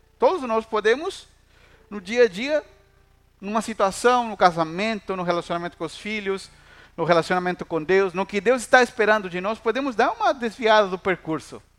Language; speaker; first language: Portuguese; non-native, fluent; Spanish